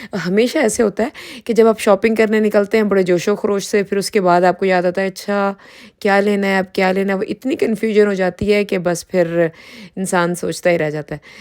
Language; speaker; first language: Urdu; native; Urdu